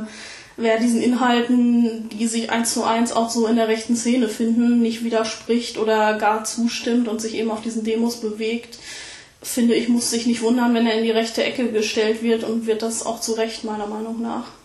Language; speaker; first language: German; native; German